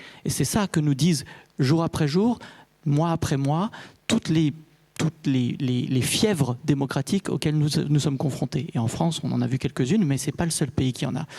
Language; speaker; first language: French; native; French